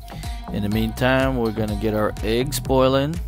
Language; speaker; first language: English; native; English